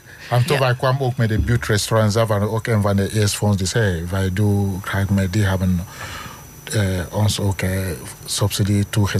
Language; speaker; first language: Dutch; non-native, learner; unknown